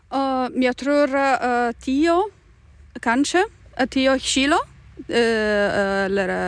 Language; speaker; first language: Swedish; non-native, learner; Italian